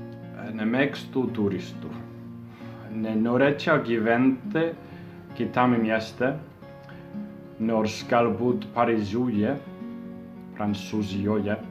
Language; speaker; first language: Lithuanian; non-native, learner; English